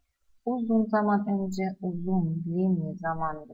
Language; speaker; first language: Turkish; non-native, fluent; Russian